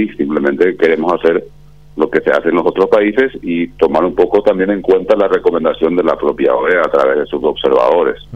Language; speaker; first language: Spanish; native; Spanish